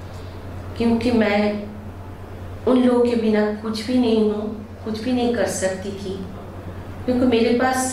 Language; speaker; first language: Hindi; non-native, local second language; Bangla